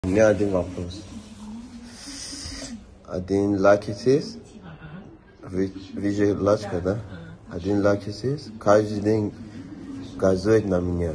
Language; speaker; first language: Russian; non-native, local second language; Persian